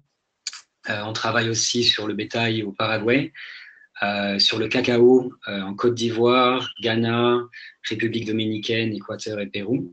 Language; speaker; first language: French; native; French